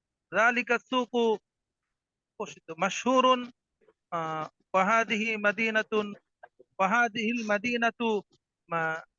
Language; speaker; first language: Arabic; non-native, learner; Bangla